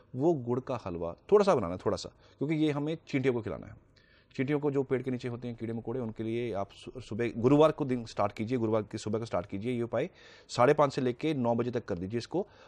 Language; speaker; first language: Hindi; native; Hindi